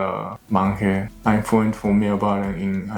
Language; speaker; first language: German; non-native, learner; Japanese